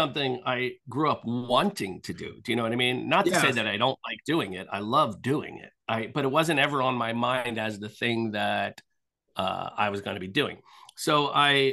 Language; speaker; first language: English; native; English